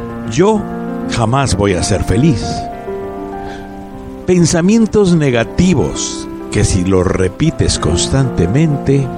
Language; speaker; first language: Spanish; native; Spanish